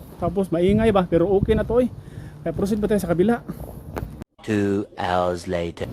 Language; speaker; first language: Filipino; non-native, local second language; Cebuano